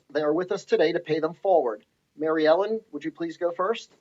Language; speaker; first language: English; native; English